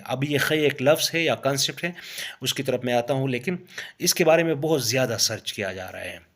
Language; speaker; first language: Urdu; non-native, local second language; Pashto